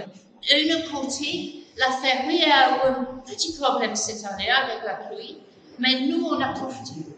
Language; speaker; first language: French; non-native, fluent; English